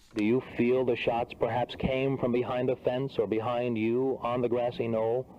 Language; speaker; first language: English; native; English